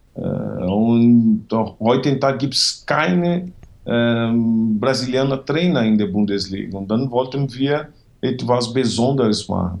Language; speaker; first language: German; non-native, learner; Portuguese